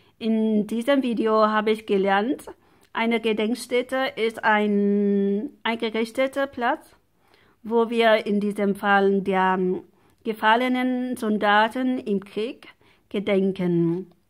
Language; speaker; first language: German; non-native, learner; Vietnamese